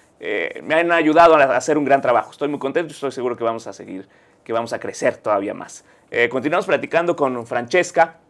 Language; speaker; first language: Spanish; native; Spanish